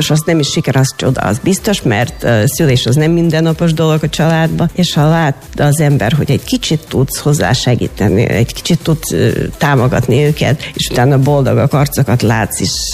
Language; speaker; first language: Hungarian; non-native, fluent; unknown